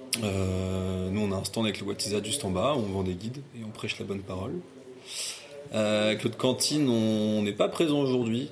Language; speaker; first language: French; native; French